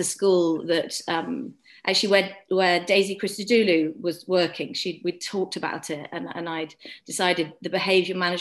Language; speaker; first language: English; native; English